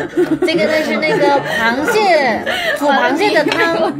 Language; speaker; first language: Chinese; native; Chinese